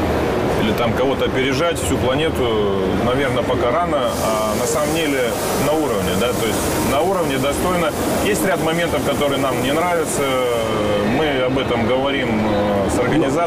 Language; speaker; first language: Russian; native; Russian